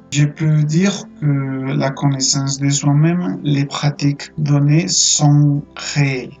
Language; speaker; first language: French; non-native, fluent; Spanish